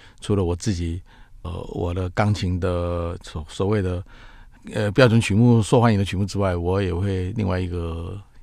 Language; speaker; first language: Chinese; native; Chinese